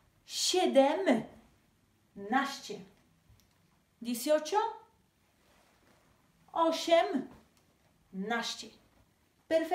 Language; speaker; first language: Polish; non-native, fluent; Spanish